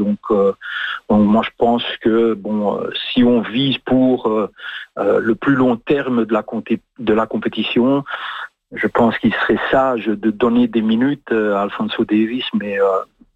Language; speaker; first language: French; native; French